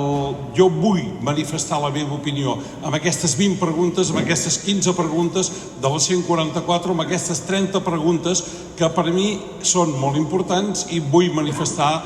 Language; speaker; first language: Catalan; native; Catalan